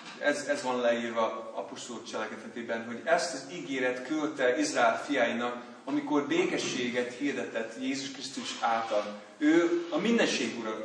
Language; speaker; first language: Hungarian; non-native, learner; English